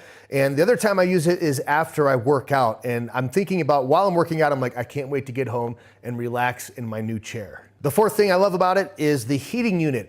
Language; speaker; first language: English; native; English